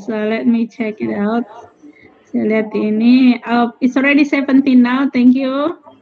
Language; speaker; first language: English; non-native, fluent; Indonesian